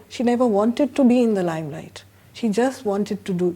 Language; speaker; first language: English; non-native, local second language; Bangla